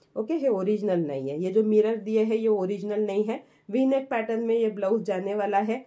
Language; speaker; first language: Hindi; non-native, local second language; Marathi